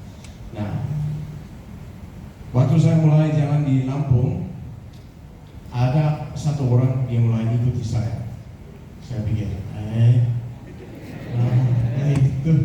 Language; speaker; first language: Indonesian; non-native, fluent; Danish